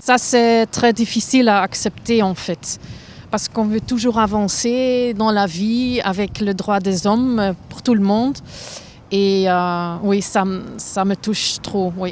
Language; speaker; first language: French; non-native, fluent; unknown